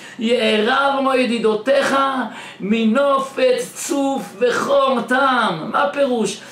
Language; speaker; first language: Hebrew; native; Hebrew